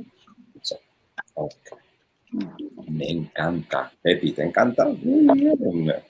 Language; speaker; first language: Spanish; non-native, fluent; Italian